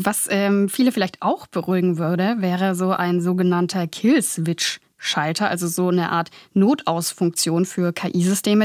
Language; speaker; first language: German; native; German